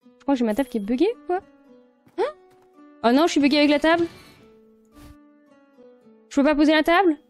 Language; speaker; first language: French; native; French